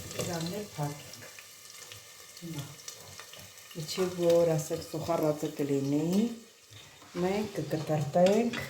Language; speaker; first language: Armenian; native; Armenian